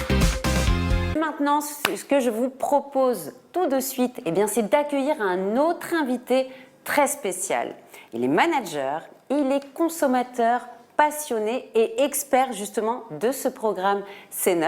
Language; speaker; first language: French; native; French